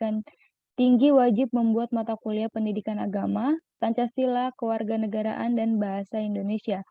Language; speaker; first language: Indonesian; native; Indonesian